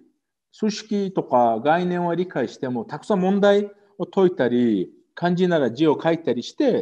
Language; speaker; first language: Japanese; non-native, fluent; Mongolian